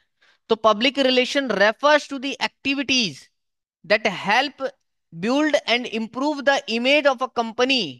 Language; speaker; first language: Hindi; native; Hindi